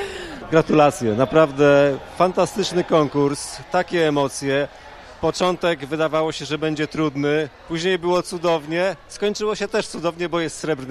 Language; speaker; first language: Polish; native; Polish